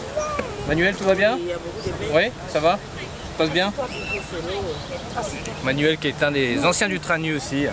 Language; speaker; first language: French; native; French